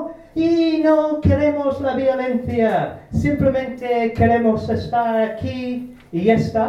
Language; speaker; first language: Spanish; non-native, learner; Turkish